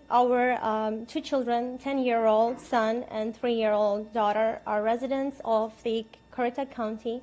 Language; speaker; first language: English; non-native, fluent; Ukrainian